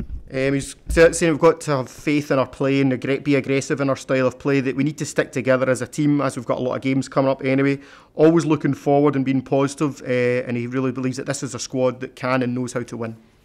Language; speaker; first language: English; native; English